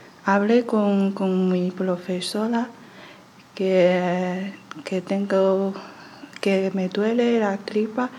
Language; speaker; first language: Spanish; non-native, learner; Chinese